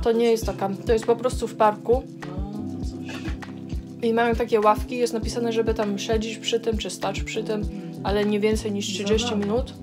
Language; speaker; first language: Polish; early bilingual, heritage; English